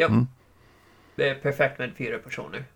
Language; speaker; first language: Swedish; non-native, learner; English